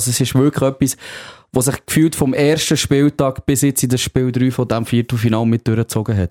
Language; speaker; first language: German; native; German